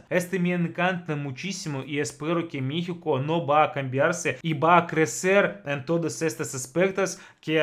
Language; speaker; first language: Spanish; non-native, fluent; Russian